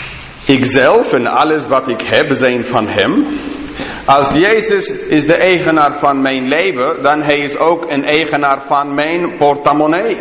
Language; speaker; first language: Dutch; non-native, fluent; English